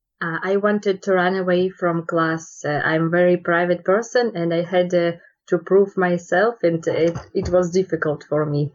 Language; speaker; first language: English; non-native, learner; Russian